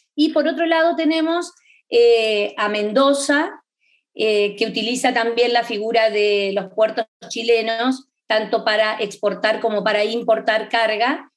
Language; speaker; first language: Spanish; native; Spanish